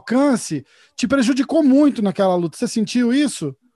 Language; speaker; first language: Portuguese; native; Portuguese